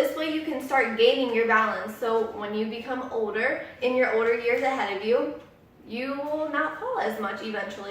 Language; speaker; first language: English; native; English